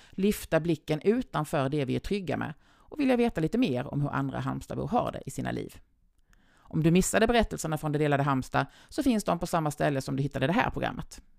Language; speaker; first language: Swedish; native; Swedish